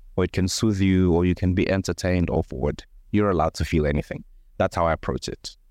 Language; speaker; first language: English; non-native, local second language; Venda